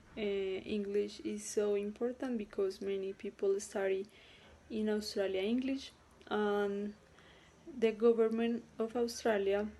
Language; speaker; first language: English; non-native, learner; Spanish